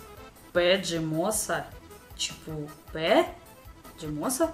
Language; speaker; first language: Portuguese; non-native, learner; Russian